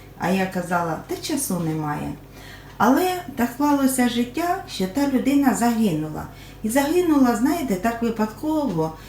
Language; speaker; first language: Ukrainian; non-native, local second language; Russian